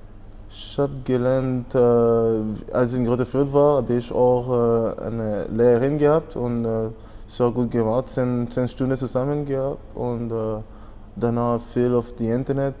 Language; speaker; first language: German; non-native, fluent; French